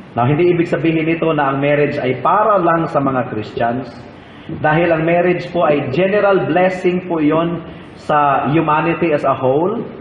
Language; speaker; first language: Filipino; non-native, local second language; Cebuano